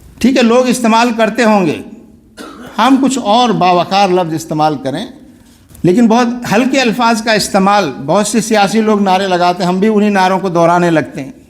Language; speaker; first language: Urdu; native; Urdu